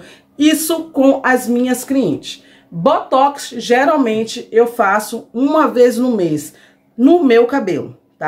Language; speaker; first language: Portuguese; native; Portuguese